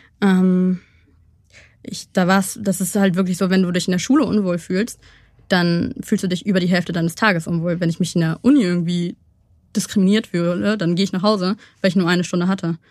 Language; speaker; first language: German; native; German